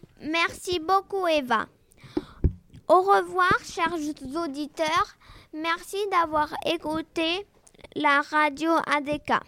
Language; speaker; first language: French; non-native, learner; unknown